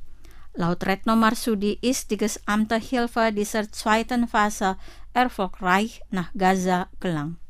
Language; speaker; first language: German; non-native, fluent; Indonesian